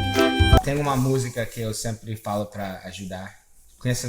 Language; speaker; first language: Portuguese; non-native, fluent; English